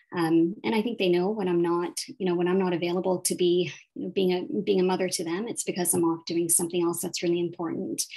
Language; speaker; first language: English; native; English